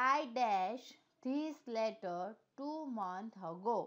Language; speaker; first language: English; non-native, local second language; Gujarati